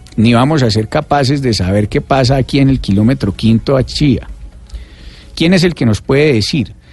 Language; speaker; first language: Spanish; native; Spanish